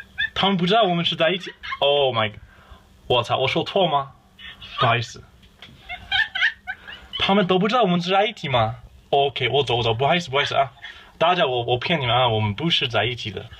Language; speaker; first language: Chinese; non-native, learner; English